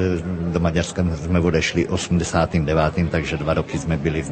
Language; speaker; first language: Czech; early bilingual, heritage; Czech